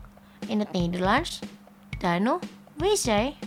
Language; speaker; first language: Dutch; non-native, learner; Indonesian